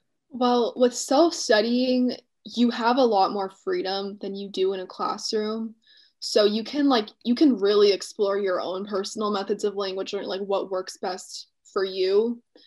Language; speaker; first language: English; native; English